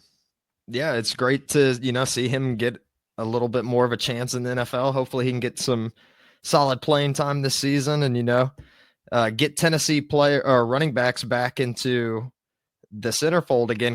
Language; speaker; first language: English; native; English